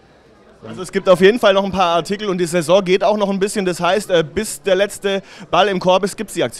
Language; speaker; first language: German; native; German